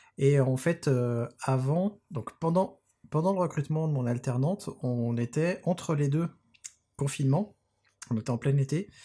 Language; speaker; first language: French; native; French